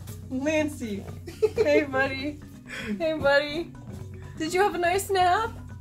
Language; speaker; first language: English; early bilingual, other home language; Japanese